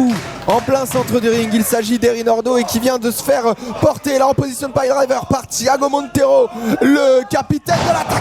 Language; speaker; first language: French; native; French